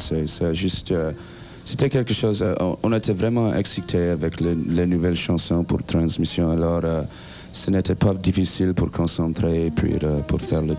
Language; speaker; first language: French; non-native, learner; English